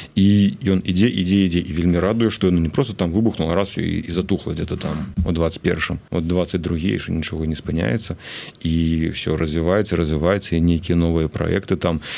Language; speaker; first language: Belarusian; non-native, local second language; Russian